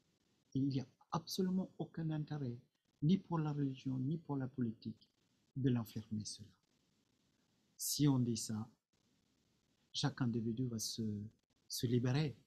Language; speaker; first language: French; non-native, fluent; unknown